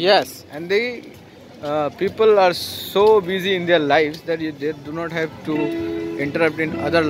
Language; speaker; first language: English; non-native, local second language; Hindi